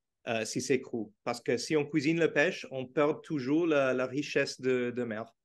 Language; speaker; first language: French; non-native, fluent; Portuguese